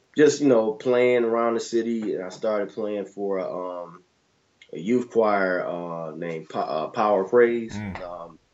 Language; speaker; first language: English; native; English